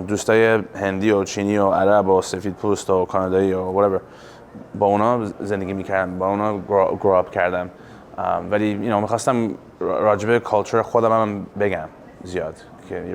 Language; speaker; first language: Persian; early bilingual, heritage; English